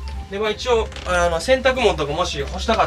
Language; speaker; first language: Japanese; native; Japanese